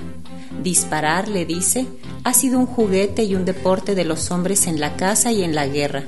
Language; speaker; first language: Spanish; native; Spanish